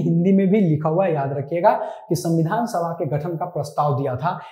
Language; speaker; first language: Hindi; non-native, local second language; Maithili